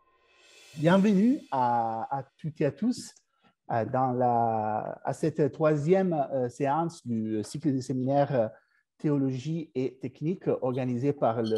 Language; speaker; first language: French; non-native, fluent; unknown